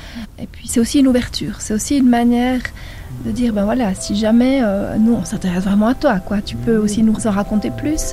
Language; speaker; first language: French; native; French